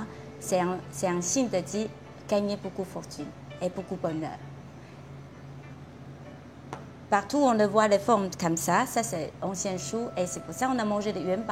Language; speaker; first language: French; non-native, fluent; Chinese